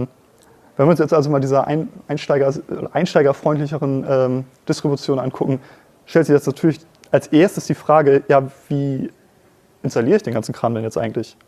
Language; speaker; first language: German; native; German